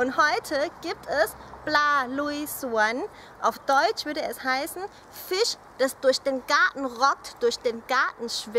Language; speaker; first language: German; native; German